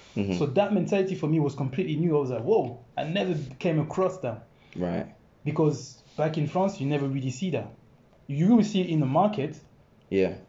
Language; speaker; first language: English; non-native, fluent; French